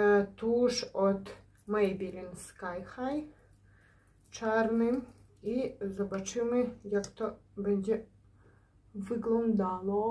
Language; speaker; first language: Polish; non-native, learner; Ukrainian